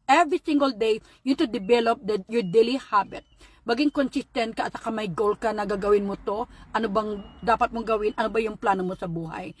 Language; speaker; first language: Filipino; non-native, local second language; Hiligaynon